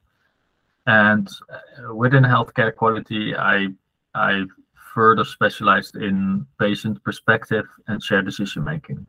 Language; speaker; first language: English; non-native, fluent; Dutch